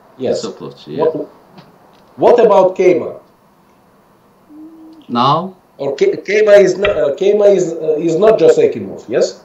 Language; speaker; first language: English; non-native, fluent; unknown